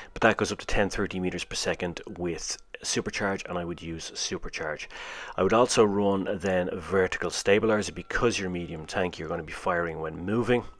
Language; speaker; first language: English; native; English